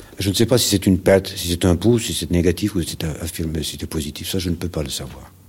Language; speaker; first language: French; non-native, fluent; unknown